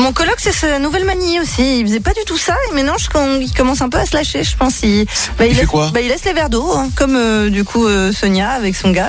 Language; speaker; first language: French; native; French